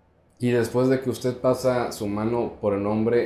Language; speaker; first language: Spanish; native; Spanish